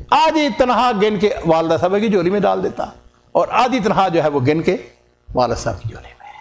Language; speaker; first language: Urdu; non-native, local second language; Punjabi